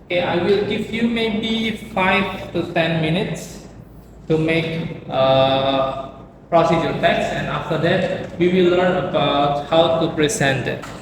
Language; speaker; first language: English; non-native, learner; Indonesian